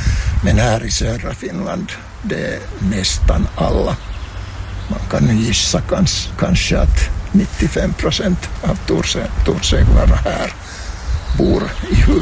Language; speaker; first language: Swedish; non-native, local second language; Finnish